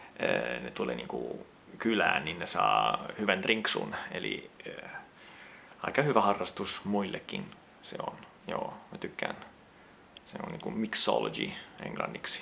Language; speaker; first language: Finnish; non-native, fluent; Italian